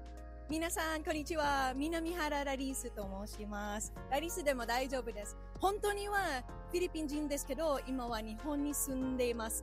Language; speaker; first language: Japanese; non-native, local second language; Filipino